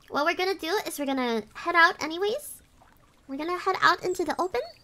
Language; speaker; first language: English; non-native, local second language; Filipino